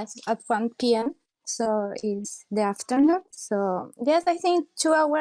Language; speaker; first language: English; non-native, learner; Spanish